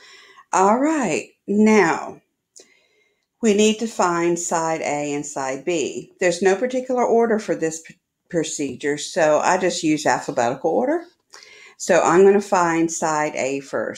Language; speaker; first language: English; native; English